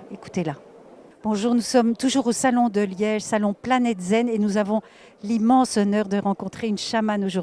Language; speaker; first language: French; native; French